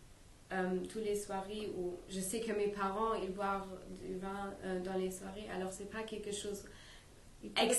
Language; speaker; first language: French; non-native, learner; English